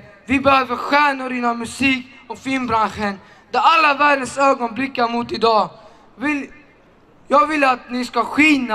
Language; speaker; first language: Swedish; early bilingual, other home language; Assyrian Neo-Aramaic